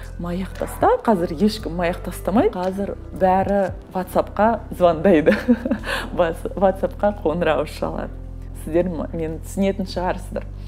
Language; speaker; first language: Kazakh; non-native, local second language; Russian